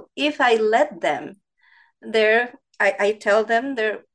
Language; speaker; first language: English; non-native, fluent; Spanish